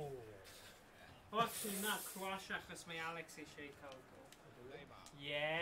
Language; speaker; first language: Welsh; native; Welsh